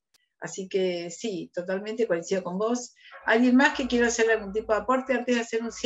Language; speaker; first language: Spanish; native; Spanish